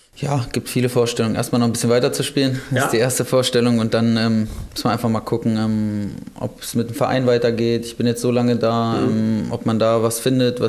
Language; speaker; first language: German; native; German